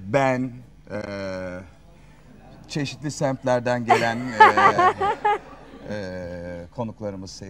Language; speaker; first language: Turkish; native; Turkish